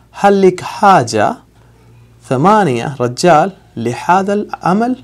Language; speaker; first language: Arabic; non-native, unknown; Urdu